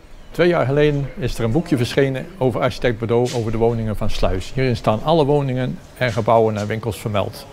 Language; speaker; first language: Dutch; native; Dutch